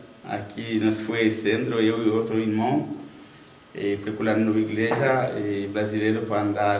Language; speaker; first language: Portuguese; non-native, learner; Haitian Creole